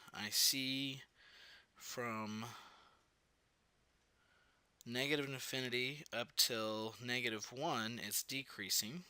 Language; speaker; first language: English; native; English